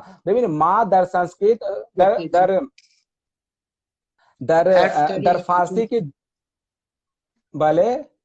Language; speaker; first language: Persian; non-native, fluent; Hindi